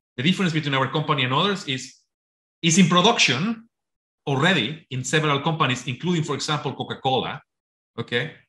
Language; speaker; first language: English; non-native, fluent; Spanish